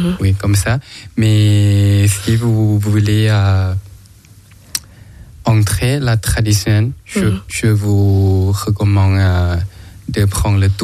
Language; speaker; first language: French; non-native, learner; Thai